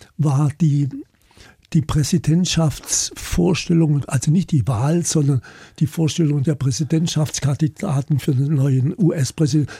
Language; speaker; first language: German; native; German